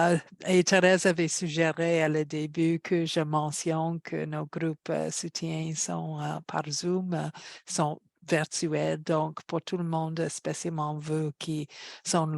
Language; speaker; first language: French; non-native, fluent; English